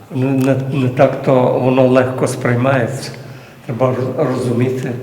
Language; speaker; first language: Ukrainian; native; Ukrainian